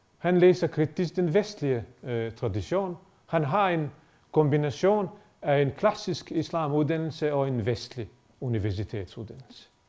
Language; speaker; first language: Danish; non-native, fluent; Bosnian